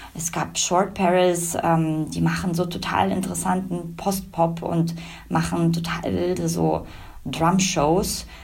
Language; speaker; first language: German; early bilingual, other home language; Russian